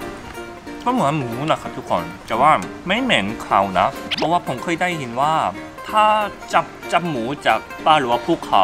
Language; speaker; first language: Thai; non-native, fluent; Korean